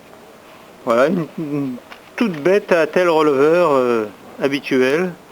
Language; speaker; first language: French; native; French